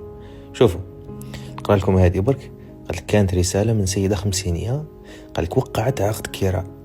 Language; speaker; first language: Arabic; native; Arabic